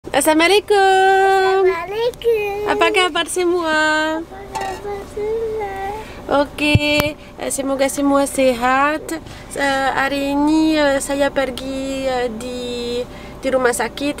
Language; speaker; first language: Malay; non-native, learner; French